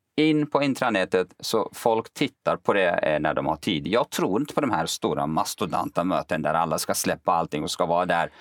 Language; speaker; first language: Swedish; early bilingual, other home language; Kurdish